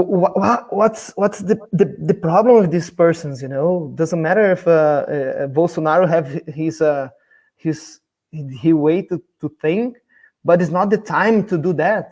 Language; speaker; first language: English; non-native, fluent; Portuguese